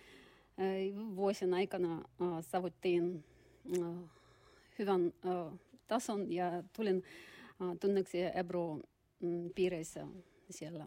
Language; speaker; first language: Finnish; non-native, learner; Russian